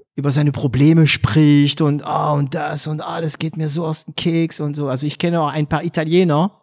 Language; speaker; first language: German; non-native, fluent; French